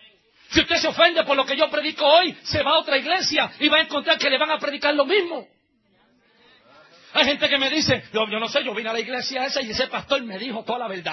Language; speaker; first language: Spanish; native; Spanish